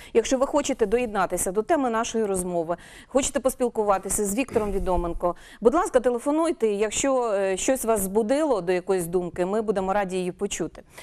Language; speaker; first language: Ukrainian; native; Ukrainian